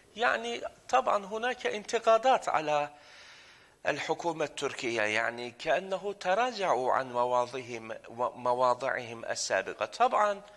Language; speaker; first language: Arabic; non-native, fluent; Turkish